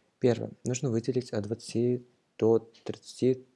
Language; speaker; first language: Russian; native; Russian